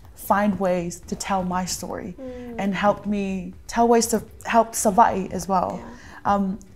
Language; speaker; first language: English; early bilingual, other home language; Samoan